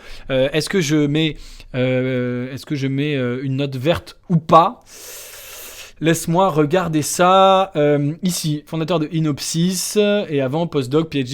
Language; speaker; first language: French; native; French